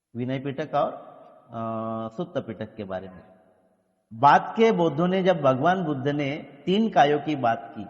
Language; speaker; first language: Hindi; non-native, local second language; Marathi